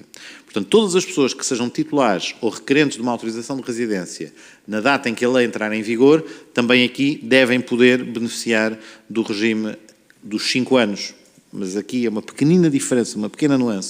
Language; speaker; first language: Portuguese; native; Portuguese